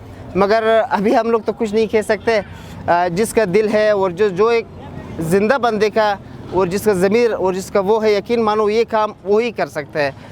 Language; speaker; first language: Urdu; non-native, local second language; Hazaragi